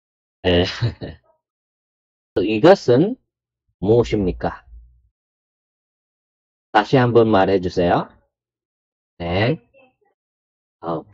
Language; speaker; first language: Korean; non-native, learner; Filipino